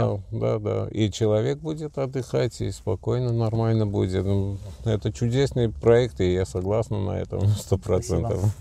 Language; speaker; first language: Russian; non-native, learner; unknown